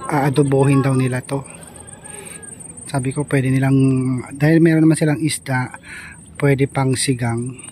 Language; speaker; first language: Filipino; native; Filipino